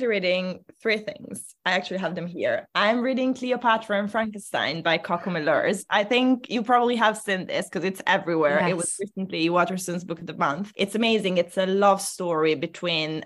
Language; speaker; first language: English; non-native, fluent; Italian